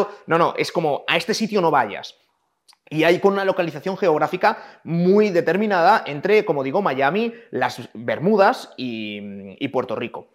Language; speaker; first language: Spanish; native; Spanish